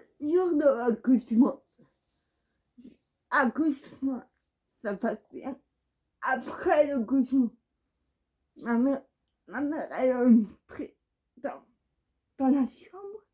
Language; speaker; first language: French; non-native, learner; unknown